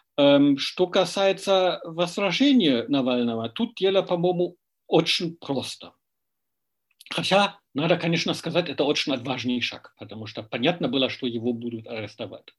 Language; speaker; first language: Russian; non-native, fluent; German